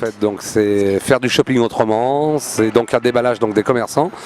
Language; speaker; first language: French; native; French